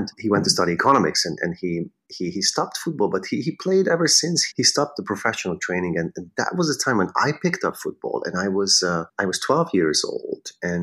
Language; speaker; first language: English; non-native, fluent; Hungarian